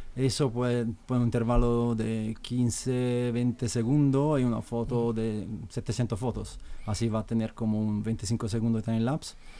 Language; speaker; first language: Spanish; non-native, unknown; Italian